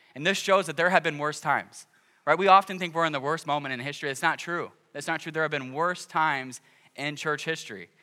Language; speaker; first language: English; native; English